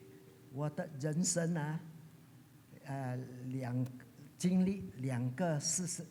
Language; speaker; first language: Chinese; early bilingual, heritage; Chinese